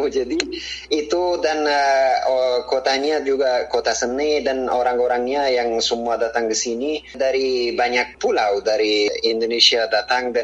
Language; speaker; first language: Indonesian; non-native, fluent; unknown